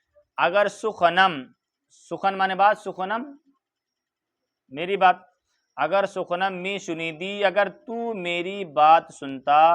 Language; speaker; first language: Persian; non-native, fluent; Urdu